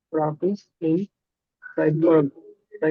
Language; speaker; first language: German; non-native, learner; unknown